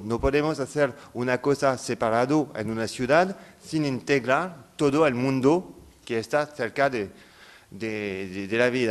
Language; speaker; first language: Spanish; non-native, fluent; French